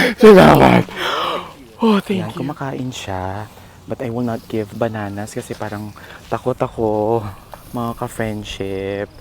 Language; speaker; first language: Filipino; non-native, local second language; Hiligaynon